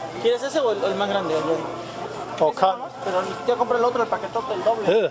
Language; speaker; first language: Spanish; native; Spanish